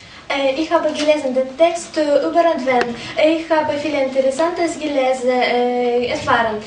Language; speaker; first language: German; non-native, learner; Russian